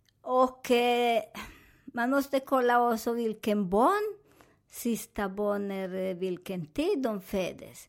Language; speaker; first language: Swedish; non-native, learner; Spanish